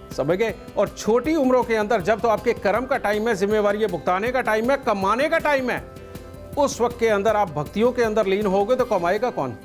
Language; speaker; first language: Hindi; native; Hindi